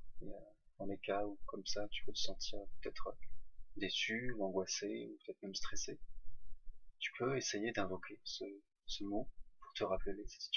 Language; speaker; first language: French; native; French